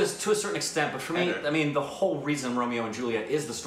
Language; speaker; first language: English; native; English